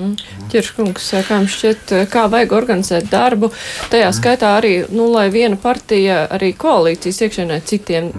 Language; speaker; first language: Latvian; native; Latvian